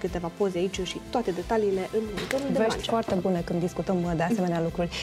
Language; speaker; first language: Romanian; native; Romanian